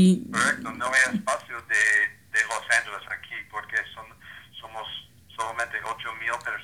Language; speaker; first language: Spanish; non-native, learner; English